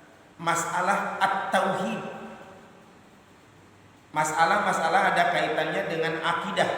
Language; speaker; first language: Indonesian; native; Indonesian